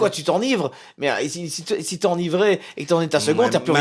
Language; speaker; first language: French; native; French